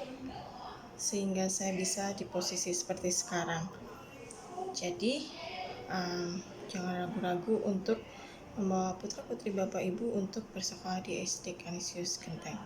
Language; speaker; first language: Indonesian; non-native, local second language; Javanese